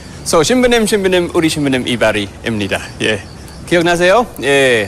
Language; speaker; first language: Korean; non-native, fluent; English